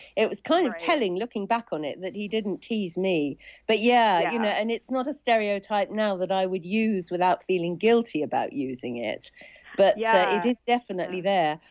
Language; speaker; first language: English; native; English